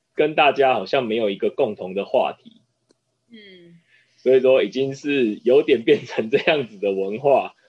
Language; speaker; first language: Chinese; native; Chinese